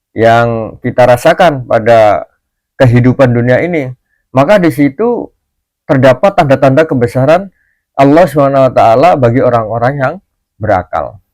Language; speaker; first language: Indonesian; native; Indonesian